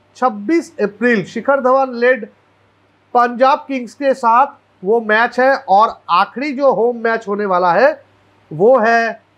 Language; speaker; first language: Hindi; non-native, local second language; Bangla